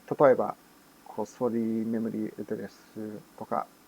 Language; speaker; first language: Japanese; non-native, fluent; English